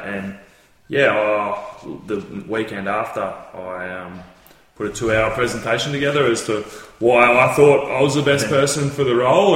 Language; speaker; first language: English; native; English